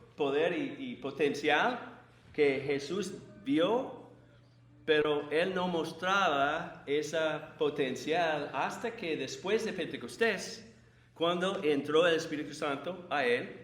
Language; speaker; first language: Spanish; non-native, fluent; English